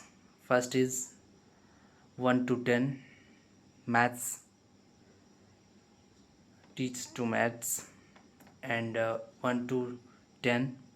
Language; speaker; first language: English; non-native, learner; Hindi